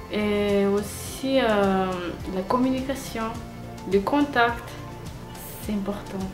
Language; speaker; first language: French; non-native, local second language; Malagasy